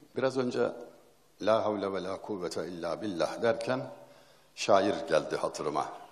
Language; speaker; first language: Turkish; native; Turkish